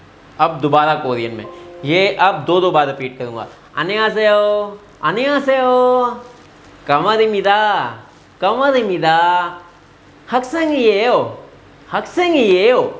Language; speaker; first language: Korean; non-native, fluent; Urdu